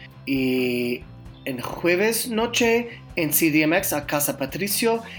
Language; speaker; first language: Spanish; non-native, learner; English